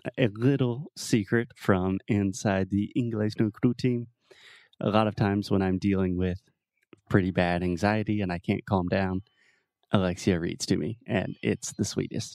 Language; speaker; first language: English; native; English